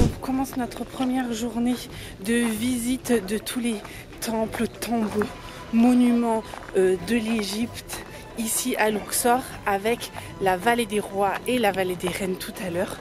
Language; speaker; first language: French; native; French